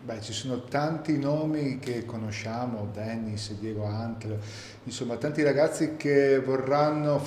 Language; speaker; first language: Italian; native; Italian